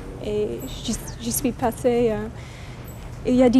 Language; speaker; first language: French; non-native, fluent; English